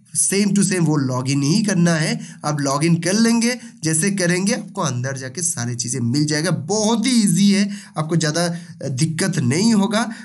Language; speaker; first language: Hindi; non-native, local second language; Bangla